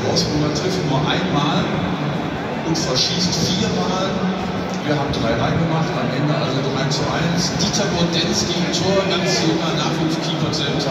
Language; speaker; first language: German; native; German